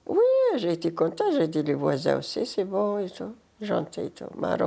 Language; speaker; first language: French; non-native, learner; Arabic